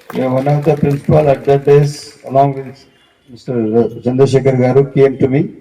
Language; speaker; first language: English; non-native, local second language; Telugu